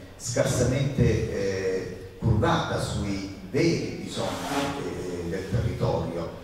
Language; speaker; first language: Italian; native; Italian